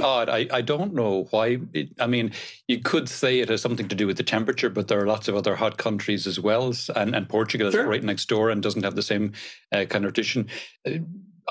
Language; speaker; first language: English; native; English